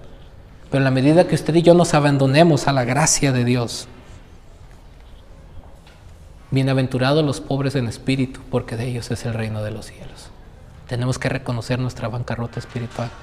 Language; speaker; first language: Spanish; native; Spanish